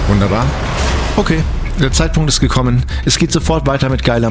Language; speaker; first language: German; native; German